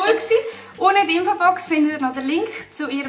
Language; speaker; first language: German; native; German